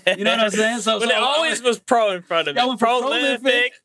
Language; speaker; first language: English; non-native, fluent; Portuguese